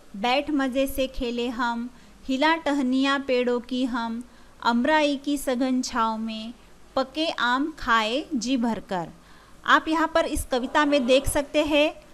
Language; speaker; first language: Hindi; non-native, local second language; Marathi